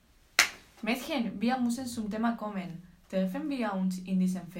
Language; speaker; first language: German; non-native, learner; Spanish